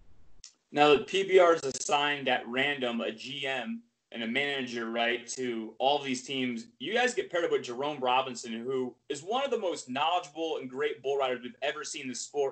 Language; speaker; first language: English; native; English